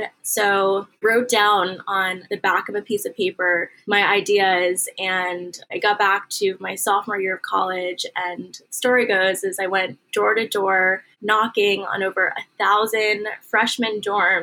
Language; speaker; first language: English; native; English